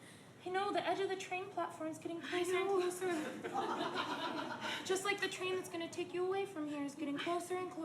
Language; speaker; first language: English; native; English